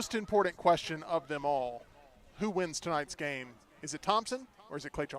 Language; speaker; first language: English; native; English